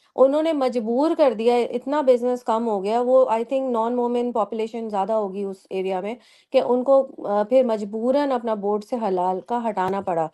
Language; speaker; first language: Urdu; native; Urdu